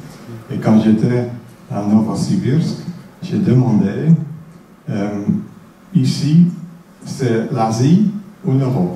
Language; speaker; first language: French; non-native, fluent; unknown